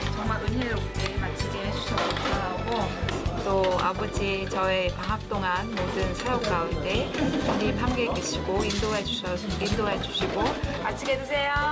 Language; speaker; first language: Korean; non-native, fluent; Vietnamese